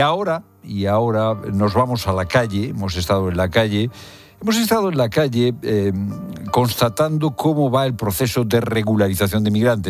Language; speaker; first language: Spanish; native; Spanish